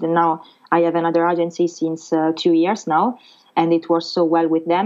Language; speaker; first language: English; non-native, fluent; Italian